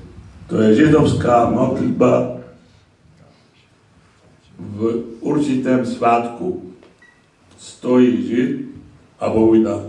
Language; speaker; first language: Slovak; non-native, fluent; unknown